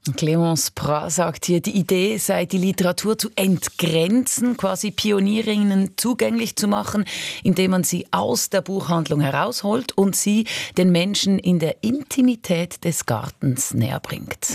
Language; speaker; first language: German; native; German